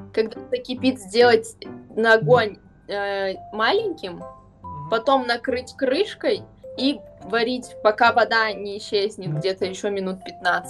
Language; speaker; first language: Russian; native; Russian